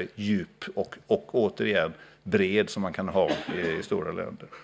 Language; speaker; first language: Swedish; native; Swedish